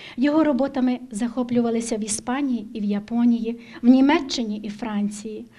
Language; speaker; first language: Ukrainian; native; Ukrainian